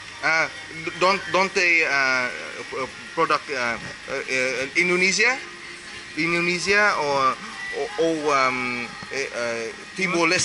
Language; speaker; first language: English; non-native, learner; Vietnamese